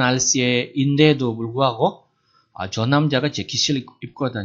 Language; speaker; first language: Korean; non-native, fluent; Indonesian